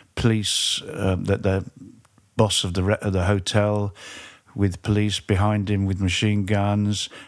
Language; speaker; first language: English; early bilingual, other home language; French